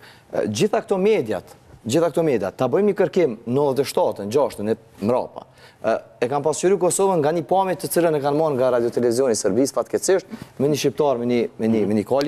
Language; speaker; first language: Albanian; native; Albanian